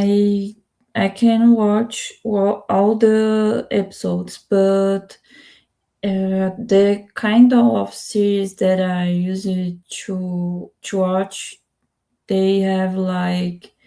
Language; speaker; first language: English; non-native, learner; Spanish